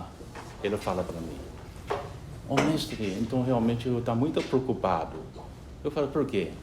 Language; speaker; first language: Portuguese; non-native, fluent; Chinese